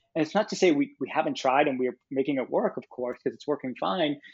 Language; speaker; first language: English; non-native, fluent; Danish